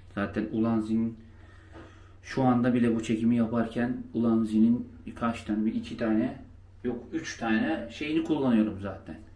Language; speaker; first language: Turkish; native; Turkish